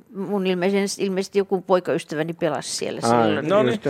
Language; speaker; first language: Finnish; native; Finnish